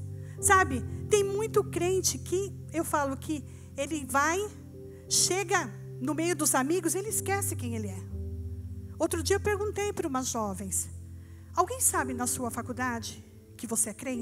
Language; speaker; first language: Portuguese; native; Portuguese